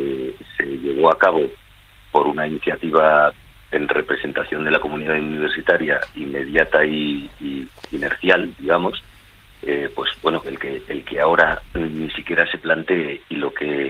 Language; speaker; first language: Spanish; native; Spanish